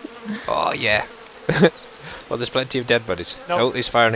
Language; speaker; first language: English; native; English